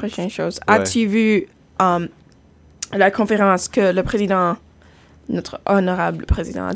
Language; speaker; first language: French; non-native, fluent; English